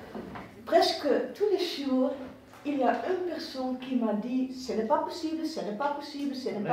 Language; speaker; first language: French; non-native, learner; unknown